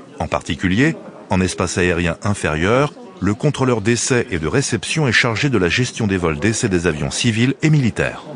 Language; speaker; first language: French; native; French